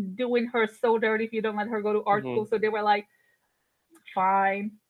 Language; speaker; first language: English; non-native, fluent; Spanish